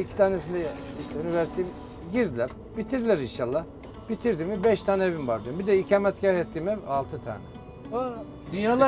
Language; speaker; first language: Turkish; native; Turkish